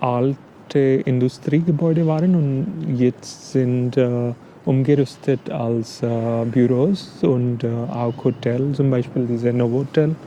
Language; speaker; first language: German; non-native, fluent; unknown